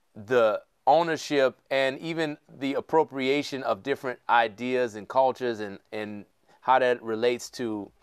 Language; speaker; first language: English; native; English